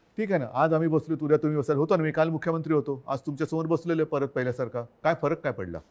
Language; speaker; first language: Marathi; native; Marathi